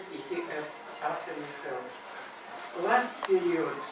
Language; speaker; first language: English; non-native, learner; Russian